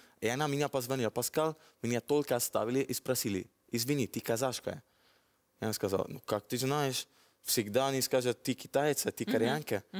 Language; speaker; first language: Russian; non-native, learner; Italian